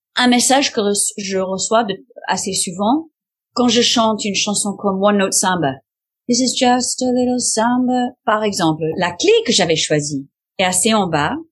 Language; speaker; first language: French; non-native, fluent; English